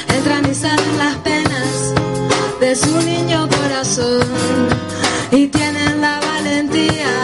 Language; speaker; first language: Spanish; native; Spanish